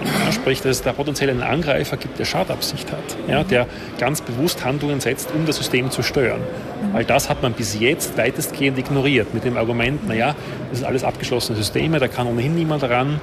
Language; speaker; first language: German; native; German